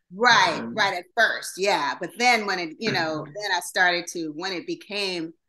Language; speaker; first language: English; native; English